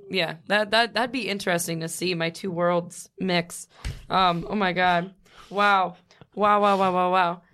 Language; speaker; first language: English; native; English